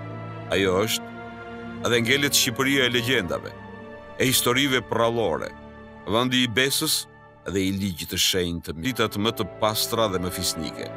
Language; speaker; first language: Albanian; native; Albanian